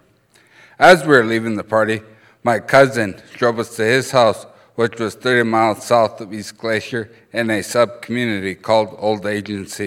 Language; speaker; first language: English; early bilingual, other home language; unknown